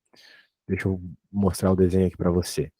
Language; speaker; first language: Portuguese; native; Portuguese